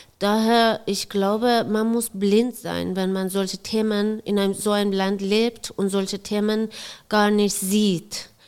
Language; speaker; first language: German; non-native, fluent; Persian